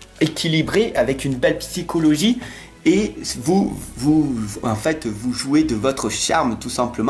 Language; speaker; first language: French; native; French